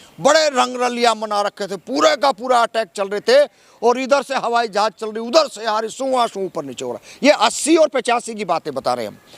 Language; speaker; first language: Hindi; native; Hindi